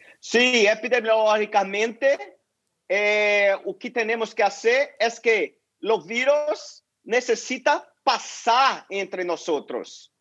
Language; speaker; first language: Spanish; non-native, learner; Portuguese